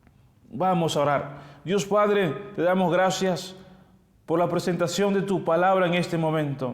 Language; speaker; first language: Spanish; native; Spanish